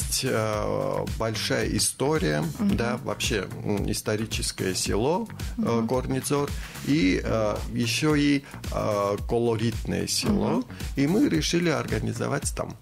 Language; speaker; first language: Russian; non-native, fluent; Armenian